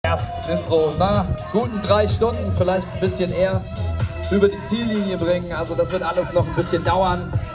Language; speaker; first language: German; native; German